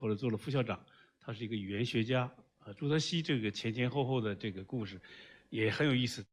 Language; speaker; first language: Chinese; native; Chinese